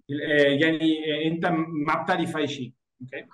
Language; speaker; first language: Arabic; non-native, learner; Spanish